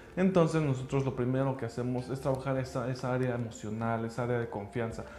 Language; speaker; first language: Spanish; non-native, fluent; English